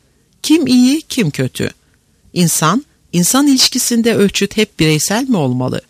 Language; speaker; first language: Turkish; native; Turkish